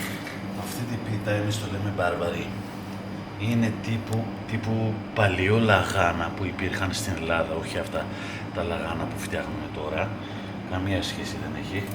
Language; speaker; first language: Greek; non-native, learner; Persian